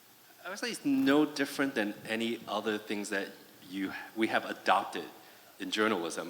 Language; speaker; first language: English; non-native, fluent; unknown